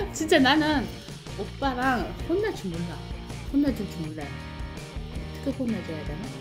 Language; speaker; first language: Korean; non-native, fluent; Uzbek